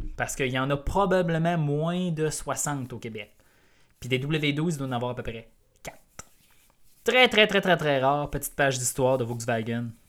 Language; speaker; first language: French; native; French